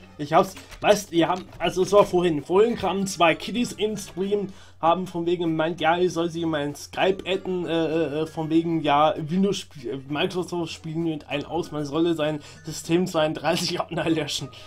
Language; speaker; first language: German; native; German